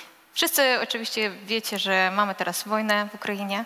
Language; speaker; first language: Polish; non-native, learner; Ukrainian